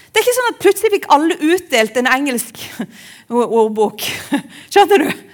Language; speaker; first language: Norwegian; native; Norwegian